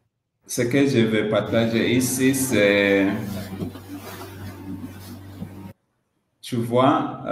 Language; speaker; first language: French; non-native, learner; Swahili